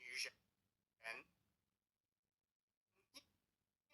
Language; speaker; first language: Chinese; non-native, learner; English